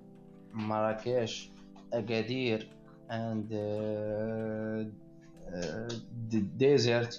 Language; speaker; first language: English; non-native, learner; Arabic